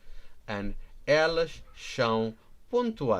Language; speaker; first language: Portuguese; non-native, learner; Nepali